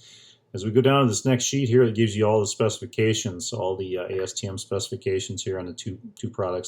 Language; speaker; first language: English; native; English